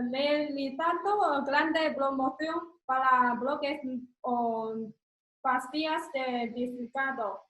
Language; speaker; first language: Spanish; non-native, learner; Chinese